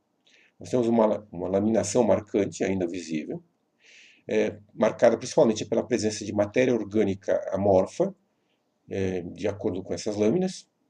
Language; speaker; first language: Portuguese; native; Portuguese